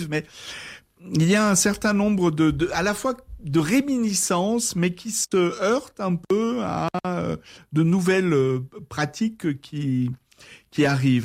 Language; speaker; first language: French; native; French